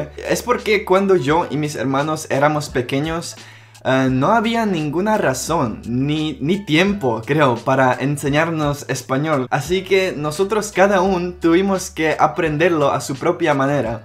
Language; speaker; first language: Spanish; non-native, local second language; Czech